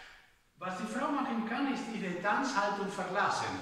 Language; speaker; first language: German; non-native, fluent; Spanish